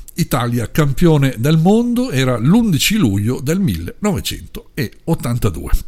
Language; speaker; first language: Italian; native; Italian